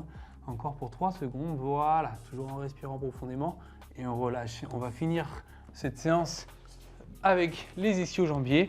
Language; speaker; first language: French; native; French